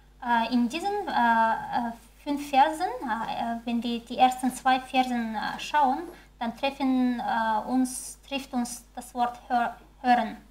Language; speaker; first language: German; non-native, fluent; Chinese